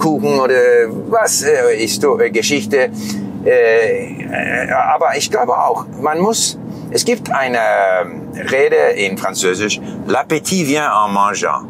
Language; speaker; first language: German; non-native, fluent; English